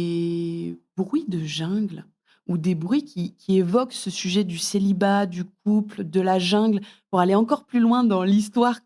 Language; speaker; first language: French; native; French